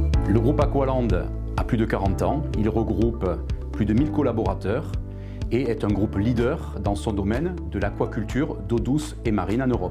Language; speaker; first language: French; native; French